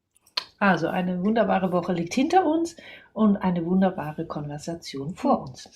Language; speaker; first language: German; non-native, fluent; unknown